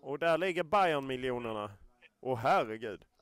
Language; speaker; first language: Swedish; native; Swedish